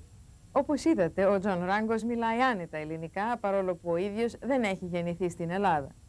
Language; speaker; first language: Greek; native; Greek